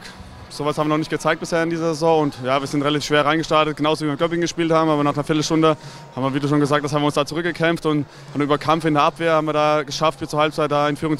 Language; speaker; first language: German; native; German